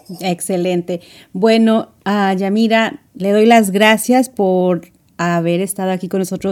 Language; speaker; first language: Spanish; early bilingual, heritage; Spanish